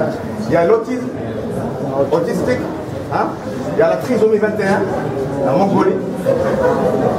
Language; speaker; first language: French; non-native, local second language; Arabic